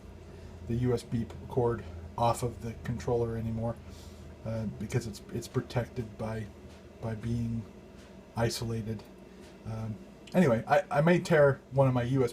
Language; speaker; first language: English; native; English